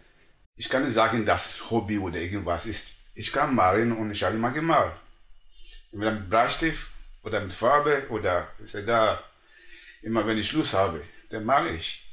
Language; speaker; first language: German; non-native, learner; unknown